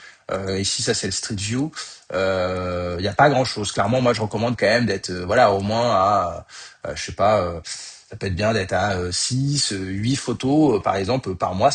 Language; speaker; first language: French; native; French